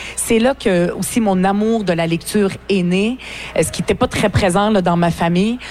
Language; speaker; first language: French; early bilingual, other home language; Arabic